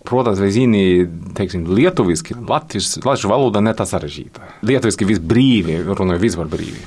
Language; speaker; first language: Latvian; non-native, learner; Swedish